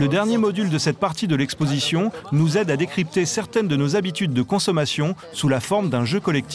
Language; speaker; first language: French; native; French